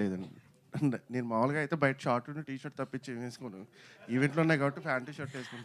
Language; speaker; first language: Telugu; native; Telugu